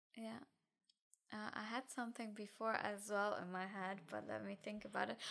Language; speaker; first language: English; non-native, fluent; German